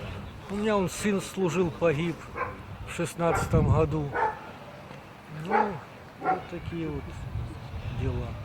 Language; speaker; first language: Russian; native; Russian